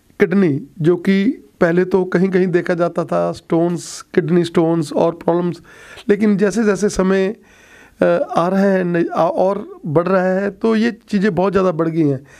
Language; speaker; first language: Hindi; non-native, local second language; Punjabi